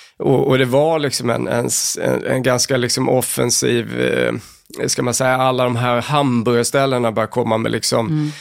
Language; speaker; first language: Swedish; native; Swedish